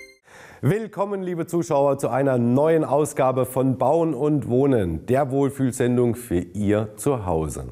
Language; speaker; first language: German; native; German